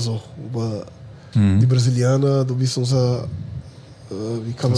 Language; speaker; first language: German; non-native, fluent; Portuguese